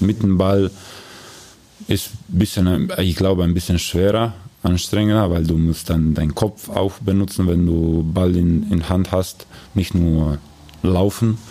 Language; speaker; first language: German; non-native, learner; Croatian